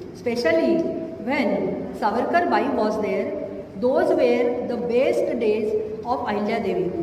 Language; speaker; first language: English; non-native, local second language; Marathi